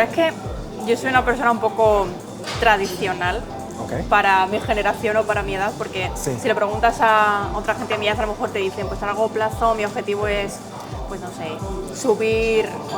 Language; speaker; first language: Spanish; native; Spanish